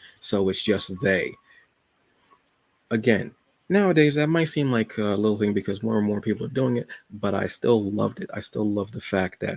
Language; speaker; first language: English; native; English